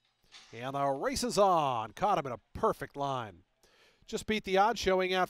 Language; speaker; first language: English; native; English